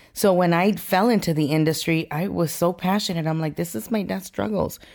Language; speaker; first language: English; early bilingual, other home language; Spanish